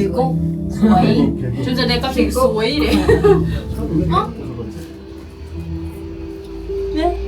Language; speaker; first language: Korean; non-native, learner; Vietnamese